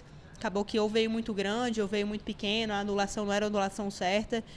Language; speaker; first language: Portuguese; native; Portuguese